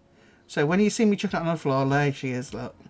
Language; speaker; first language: English; native; English